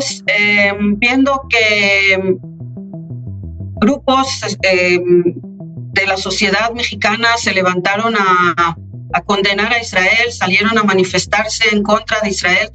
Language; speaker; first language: Spanish; non-native, fluent; Hebrew